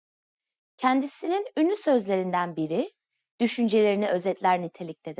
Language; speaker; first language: Turkish; native; Turkish